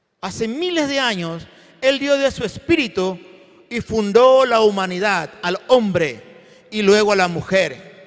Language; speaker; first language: Spanish; native; Spanish